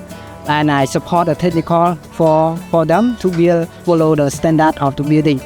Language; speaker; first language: English; non-native, learner; Khmer